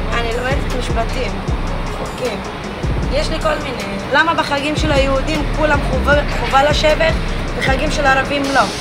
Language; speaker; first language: Hebrew; non-native, local second language; Arabic